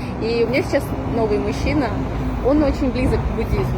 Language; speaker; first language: Russian; native; Russian